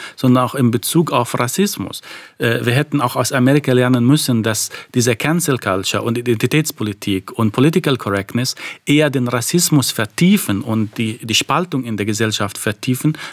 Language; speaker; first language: German; non-native, fluent; Arabic